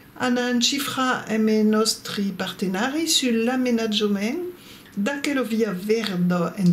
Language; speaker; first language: Occitan; non-native, local second language; French